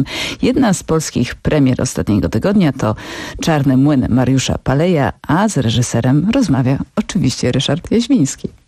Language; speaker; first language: Polish; native; Polish